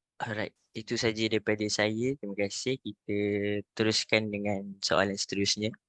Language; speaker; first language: Malay; native; Malay